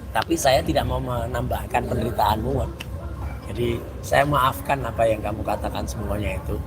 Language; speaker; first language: Indonesian; native; Indonesian